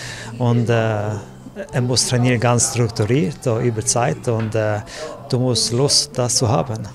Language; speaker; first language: German; non-native, learner; Norwegian